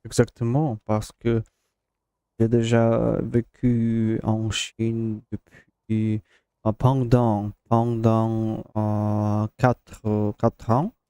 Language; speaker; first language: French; non-native, learner; Russian